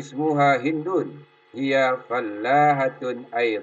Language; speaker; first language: Arabic; non-native, fluent; Indonesian